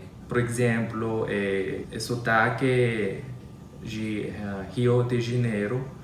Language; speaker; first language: Portuguese; non-native, learner; Chinese